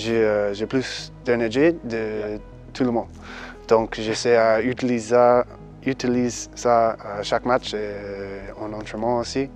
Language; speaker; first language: French; early bilingual, heritage; English